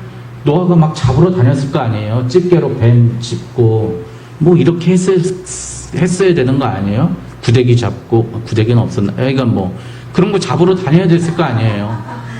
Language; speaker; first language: Korean; native; Korean